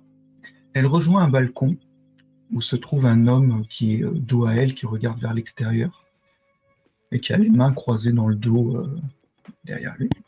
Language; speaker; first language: French; native; French